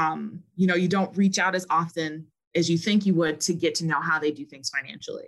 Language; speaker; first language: English; native; English